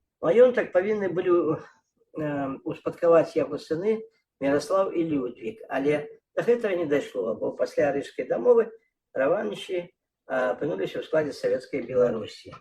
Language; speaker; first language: Belarusian; non-native, local second language; Russian